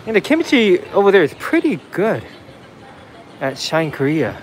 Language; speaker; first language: English; non-native, fluent; Japanese